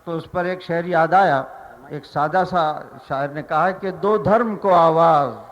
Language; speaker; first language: Hindi; non-native, local second language; Marathi